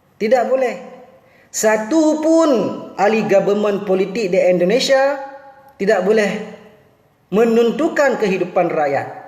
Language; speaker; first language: Malay; non-native, local second language; Achinese